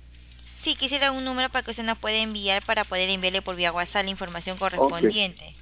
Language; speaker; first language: Spanish; native; Spanish